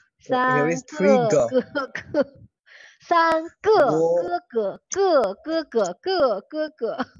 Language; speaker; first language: Chinese; non-native, fluent; English